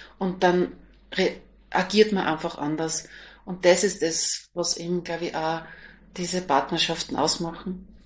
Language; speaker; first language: German; non-native, local second language; Slovenian